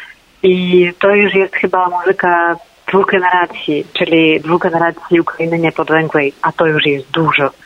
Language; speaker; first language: Polish; non-native, fluent; Ukrainian